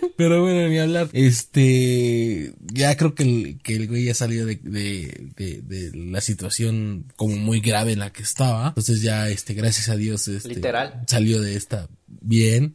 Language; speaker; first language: Spanish; native; Spanish